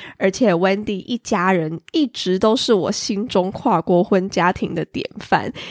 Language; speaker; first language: Chinese; native; Chinese